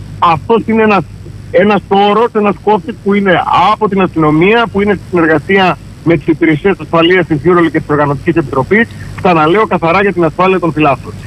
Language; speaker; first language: Greek; native; Greek